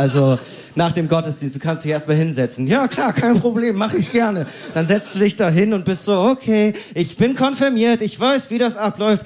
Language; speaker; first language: German; native; German